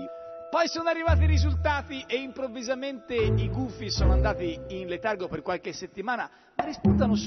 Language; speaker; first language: Italian; native; Italian